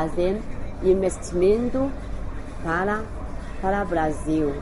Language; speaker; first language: Portuguese; non-native, learner; Chinese